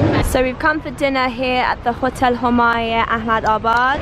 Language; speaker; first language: English; early bilingual, other home language; Persian